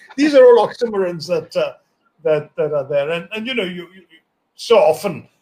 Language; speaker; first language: English; non-native, local second language; Malayalam